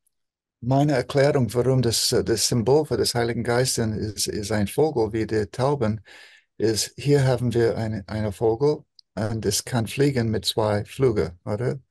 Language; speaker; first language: German; non-native, fluent; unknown